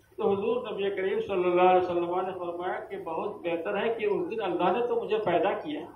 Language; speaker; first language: Urdu; native; Urdu